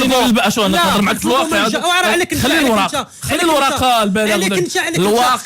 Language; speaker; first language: Arabic; native; Arabic